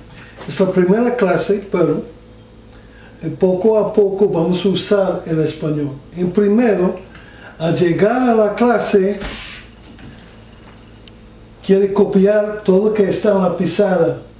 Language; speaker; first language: Spanish; non-native, learner; English